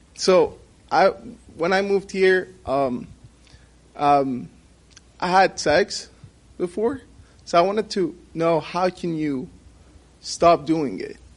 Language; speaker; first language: English; non-native, fluent; Persian